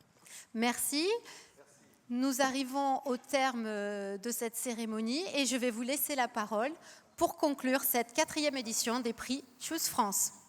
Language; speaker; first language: French; native; French